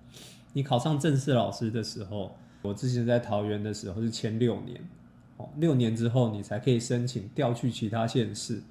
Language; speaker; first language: Chinese; native; Chinese